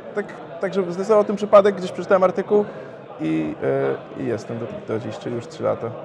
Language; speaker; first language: Polish; native; Polish